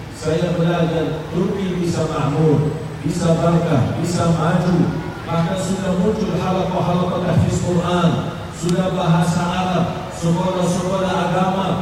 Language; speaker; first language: Indonesian; non-native, fluent; Arabic